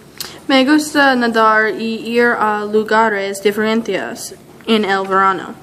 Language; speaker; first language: Spanish; non-native, learner; English